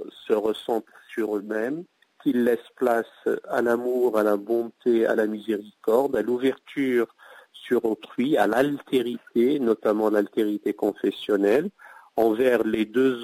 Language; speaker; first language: French; non-native, local second language; Arabic